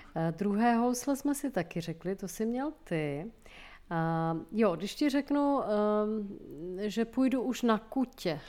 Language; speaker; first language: Czech; native; Czech